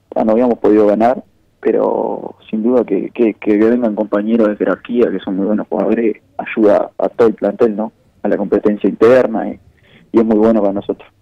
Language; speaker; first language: Spanish; native; Spanish